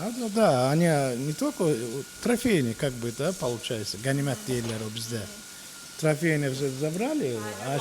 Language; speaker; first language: Russian; non-native, local second language; Azerbaijani